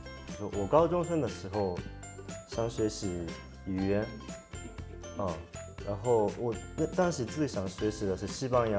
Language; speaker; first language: Chinese; non-native, learner; Japanese